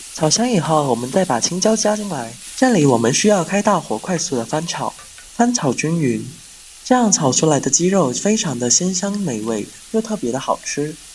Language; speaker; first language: Chinese; native; Chinese